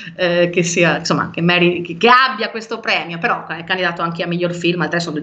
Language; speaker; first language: Italian; native; Italian